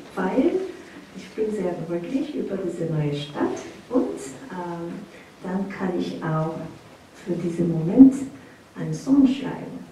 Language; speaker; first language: German; non-native, learner; Korean